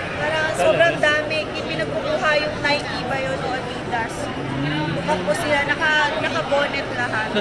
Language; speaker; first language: Filipino; native; Filipino